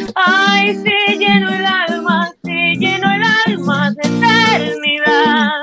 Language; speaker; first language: Spanish; native; Spanish